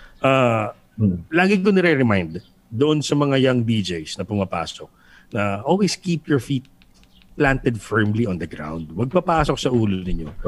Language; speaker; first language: Filipino; native; Filipino